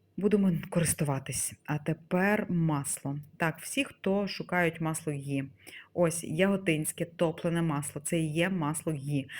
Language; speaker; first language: Ukrainian; non-native, local second language; Russian